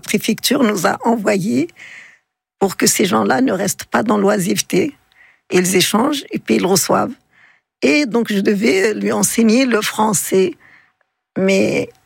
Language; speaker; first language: French; non-native, local second language; Arabic